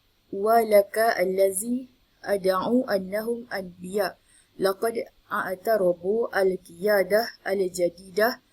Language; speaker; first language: Arabic; non-native, learner; Malay